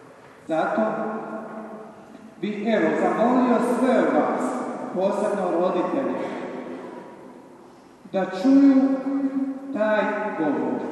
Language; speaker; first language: Serbian; native; Serbian